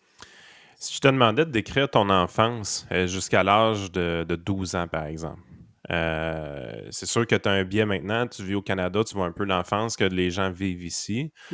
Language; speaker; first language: French; native; French